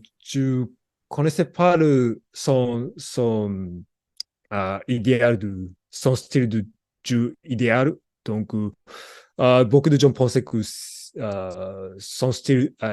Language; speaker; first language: French; non-native, learner; Japanese